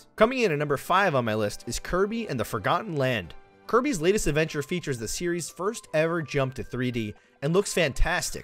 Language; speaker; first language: English; native; English